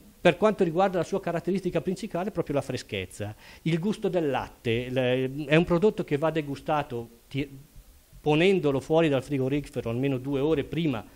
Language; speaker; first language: Italian; native; Italian